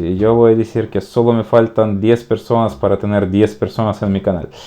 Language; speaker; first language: Spanish; non-native, fluent; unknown